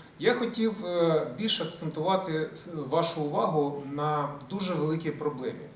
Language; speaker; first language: Ukrainian; early bilingual, other home language; Russian